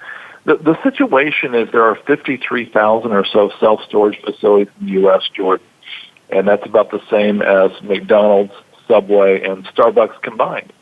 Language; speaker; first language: English; native; English